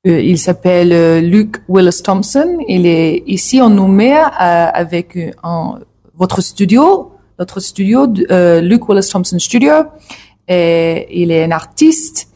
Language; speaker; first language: French; non-native, learner; English